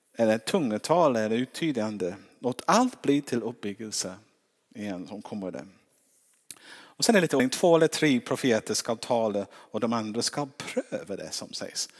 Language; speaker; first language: Swedish; non-native, fluent; English